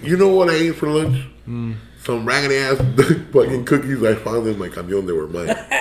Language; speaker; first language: English; early bilingual, other home language; Spanish